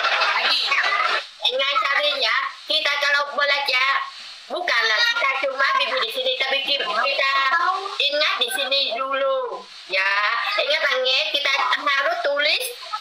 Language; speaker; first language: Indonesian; non-native, learner; Vietnamese